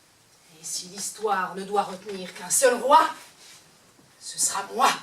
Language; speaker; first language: French; native; French